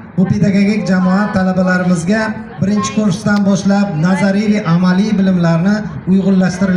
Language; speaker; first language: Uzbek; native; Uzbek